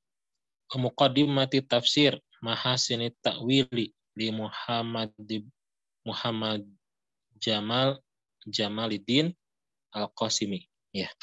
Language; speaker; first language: Arabic; non-native, fluent; Indonesian